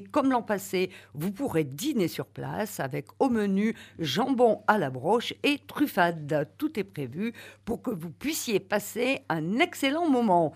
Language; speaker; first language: French; native; French